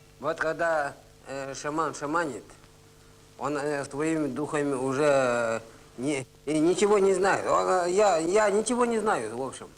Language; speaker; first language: Russian; non-native, local second language; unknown